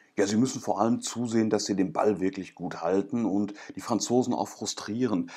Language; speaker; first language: German; native; German